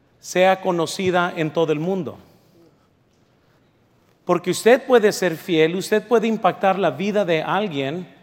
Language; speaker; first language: Spanish; early bilingual, heritage; Spanish